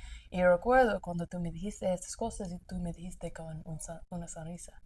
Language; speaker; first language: Spanish; non-native, learner; English